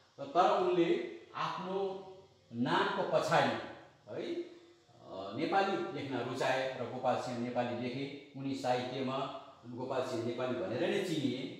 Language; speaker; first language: Nepali; native; Nepali